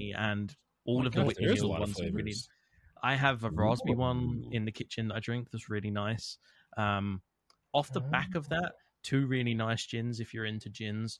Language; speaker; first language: English; native; English